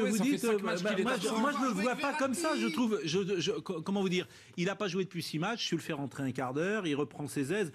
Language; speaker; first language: French; native; French